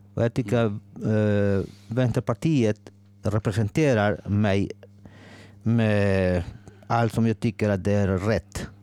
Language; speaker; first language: Swedish; non-native, fluent; Spanish